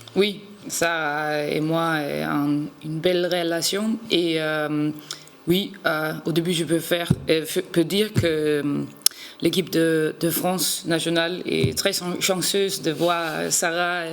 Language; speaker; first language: French; non-native, learner; Danish